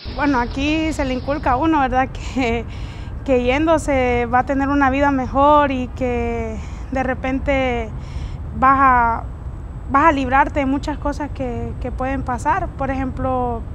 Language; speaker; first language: Spanish; native; Spanish